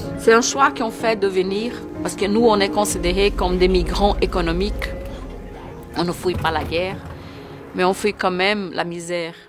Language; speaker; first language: French; non-native, fluent; Portuguese